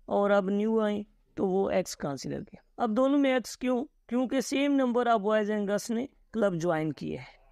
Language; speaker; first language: Urdu; native; Urdu